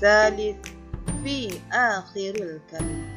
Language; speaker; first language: Arabic; non-native, fluent; Malay